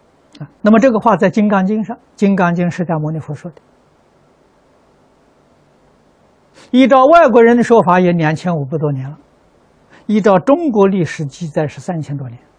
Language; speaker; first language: Chinese; native; Chinese